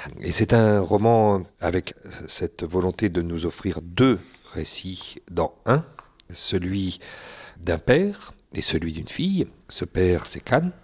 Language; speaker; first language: French; native; French